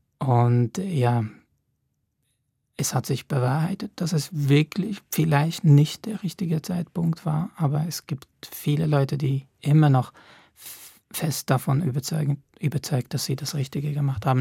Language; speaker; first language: German; non-native, fluent; Arabic